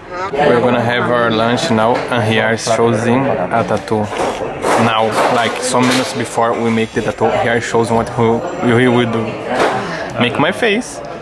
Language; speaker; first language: English; non-native, learner; Portuguese